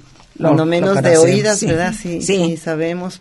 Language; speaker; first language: Spanish; native; Spanish